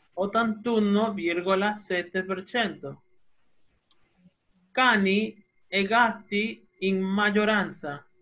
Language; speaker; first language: Italian; non-native, fluent; Spanish